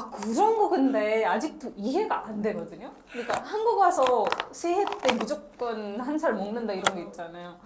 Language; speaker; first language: Korean; non-native, fluent; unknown